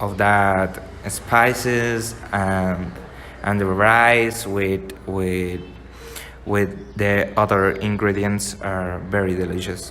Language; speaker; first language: English; non-native, learner; Spanish